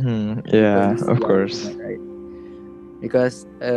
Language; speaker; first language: English; non-native, learner; Indonesian